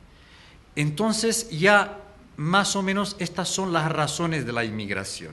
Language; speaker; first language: Spanish; non-native, fluent; Arabic